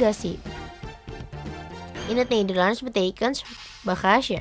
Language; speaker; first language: Dutch; non-native, fluent; Indonesian